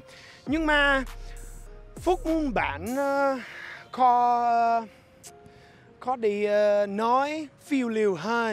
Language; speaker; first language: Vietnamese; non-native, fluent; English